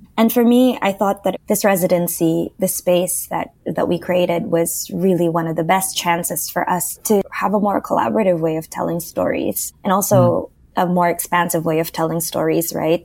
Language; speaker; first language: English; non-native, local second language; Filipino